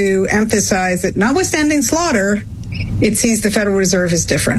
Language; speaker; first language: English; native; English